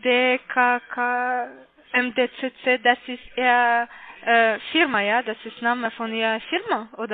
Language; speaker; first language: German; non-native, learner; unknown